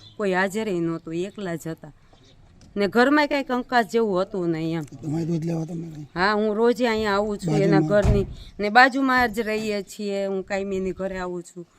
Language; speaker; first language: Gujarati; native; Gujarati